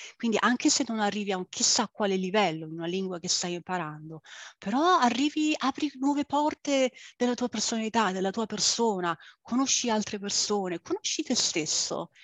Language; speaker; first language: Italian; early bilingual, other home language; English